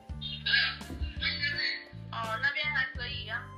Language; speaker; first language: Chinese; non-native, learner; Vietnamese